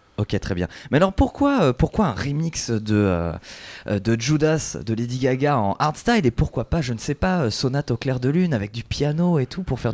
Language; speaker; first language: French; native; French